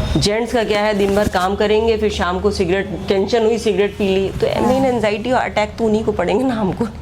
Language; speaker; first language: Hindi; native; Hindi